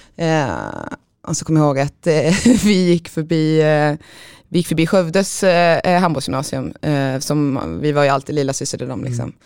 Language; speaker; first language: Swedish; native; Swedish